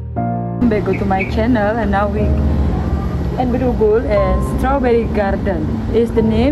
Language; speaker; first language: English; non-native, learner; Indonesian